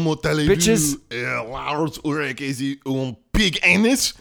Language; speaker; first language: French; non-native, learner; English